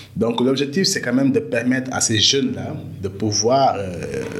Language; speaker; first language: French; non-native, local second language; Wolof